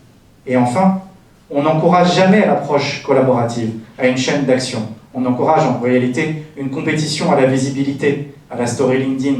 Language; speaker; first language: French; native; French